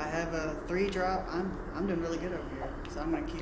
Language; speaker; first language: English; native; English